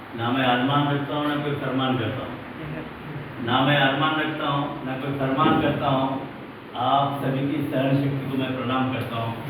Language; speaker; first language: Hindi; non-native, local second language; Marathi